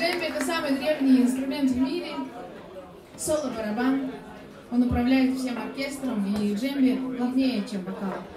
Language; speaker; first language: Russian; native; Russian